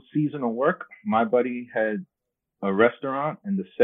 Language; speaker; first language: English; early bilingual, other home language; Spanish